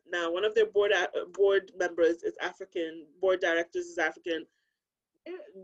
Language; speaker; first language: English; non-native, local second language; Akan